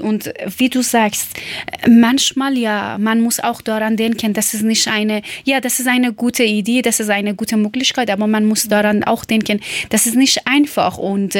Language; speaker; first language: German; non-native, learner; Persian